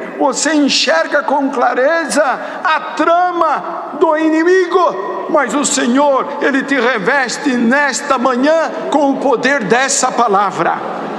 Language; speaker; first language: Portuguese; native; Portuguese